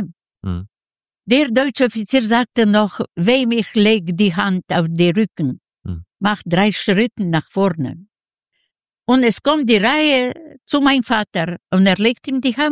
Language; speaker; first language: German; non-native, learner; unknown